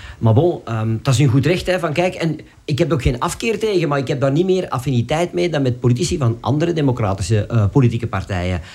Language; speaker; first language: Dutch; native; Dutch